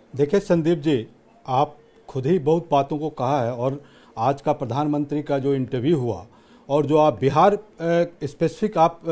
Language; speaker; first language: Hindi; native; Hindi